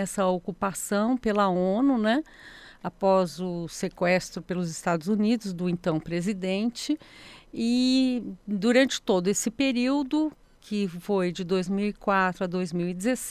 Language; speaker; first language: Portuguese; native; Portuguese